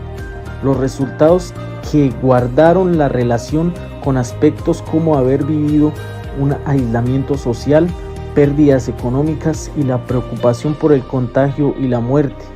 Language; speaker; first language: Spanish; native; Spanish